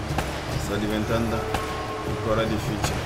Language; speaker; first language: Italian; early bilingual, heritage; Italian